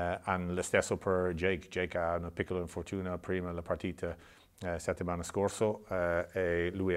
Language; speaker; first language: Italian; non-native, learner; English